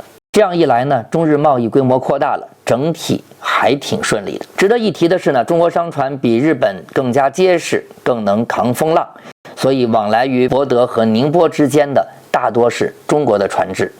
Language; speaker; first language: Chinese; native; Chinese